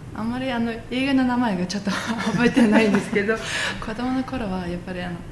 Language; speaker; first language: Japanese; non-native, fluent; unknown